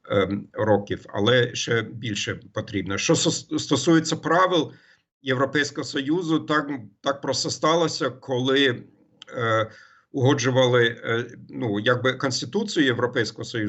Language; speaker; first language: Ukrainian; non-native, fluent; German